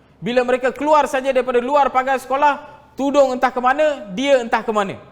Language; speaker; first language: Malay; non-native, local second language; Tamil